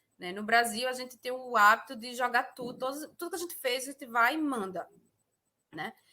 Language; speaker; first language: Portuguese; native; Portuguese